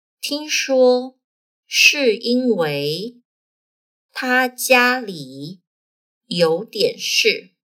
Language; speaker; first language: Chinese; non-native, fluent; Portuguese